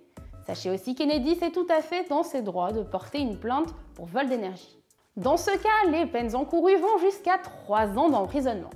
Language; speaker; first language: French; native; French